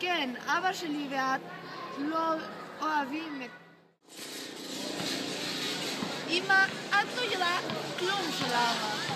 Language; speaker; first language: Hebrew; non-native, learner; Spanish